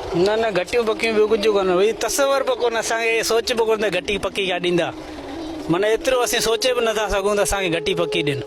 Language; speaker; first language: Sindhi; non-native, local second language; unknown